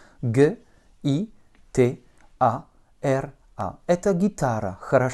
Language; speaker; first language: Russian; non-native, fluent; French